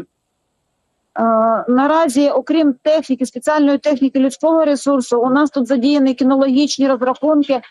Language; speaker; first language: Ukrainian; native; Ukrainian